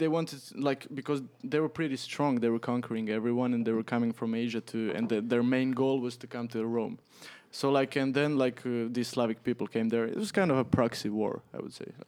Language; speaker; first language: English; non-native, fluent; Croatian